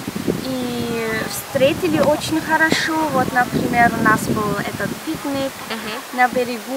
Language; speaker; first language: Russian; non-native, learner; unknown